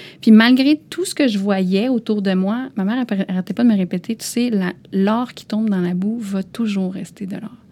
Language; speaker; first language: French; early bilingual, other home language; Lao